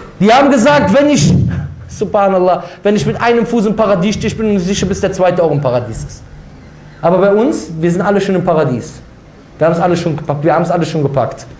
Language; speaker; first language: German; native; German